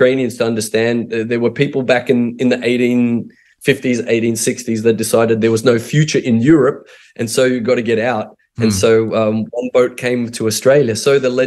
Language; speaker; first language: English; native; English